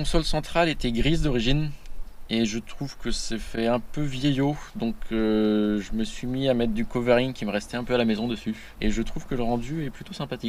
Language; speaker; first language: French; native; French